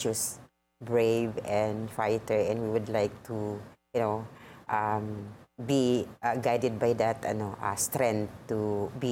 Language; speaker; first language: Filipino; native; Filipino